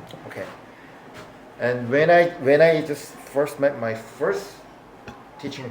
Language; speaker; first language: English; non-native, fluent; Korean